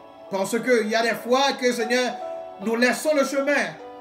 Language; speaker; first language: French; native; French